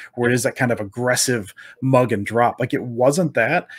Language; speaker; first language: English; native; English